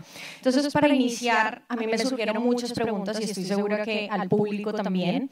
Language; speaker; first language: Spanish; native; Spanish